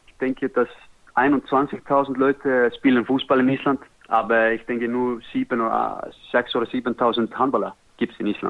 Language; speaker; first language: German; non-native, learner; Icelandic